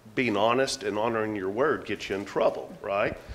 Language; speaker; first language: English; native; English